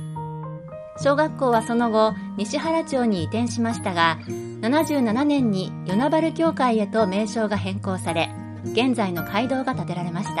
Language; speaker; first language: Japanese; native; Japanese